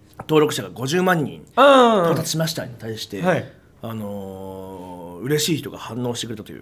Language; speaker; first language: Japanese; native; Japanese